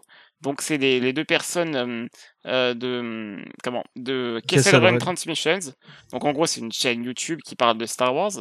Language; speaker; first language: French; native; French